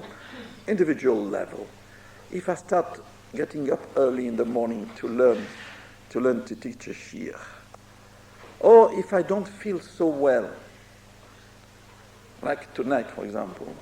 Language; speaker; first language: English; non-native, fluent; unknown